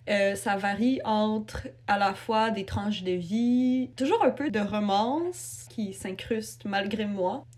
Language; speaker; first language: French; early bilingual, other home language; Russian